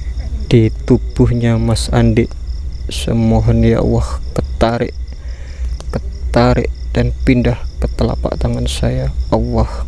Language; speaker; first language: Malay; non-native, local second language; Javanese